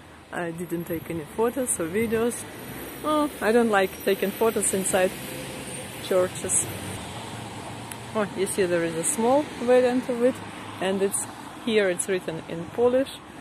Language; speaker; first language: English; non-native, fluent; Russian